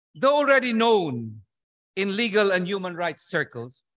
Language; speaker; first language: English; non-native, local second language; Filipino